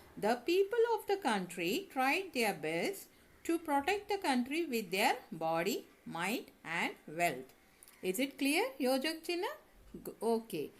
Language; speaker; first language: Hindi; non-native, local second language; Tamil